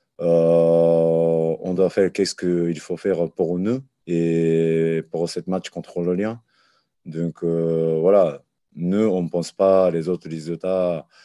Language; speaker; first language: French; non-native, learner; Japanese